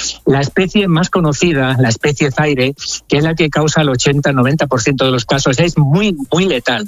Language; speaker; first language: Spanish; native; Spanish